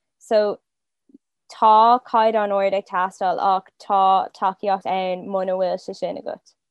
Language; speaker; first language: Irish; non-native, local second language; English